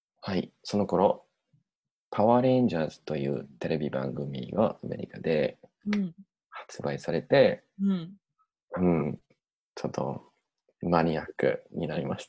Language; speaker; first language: Japanese; non-native, learner; English